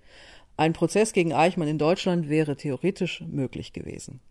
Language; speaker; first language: German; native; German